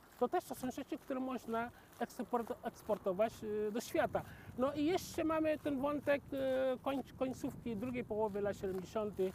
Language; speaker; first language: Polish; non-native, fluent; Wolof